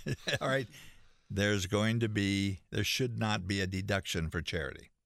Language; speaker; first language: English; native; English